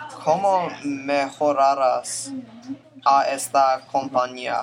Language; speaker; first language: Spanish; non-native, learner; English